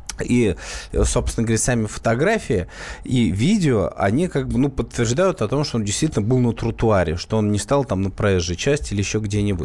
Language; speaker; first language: Russian; native; Russian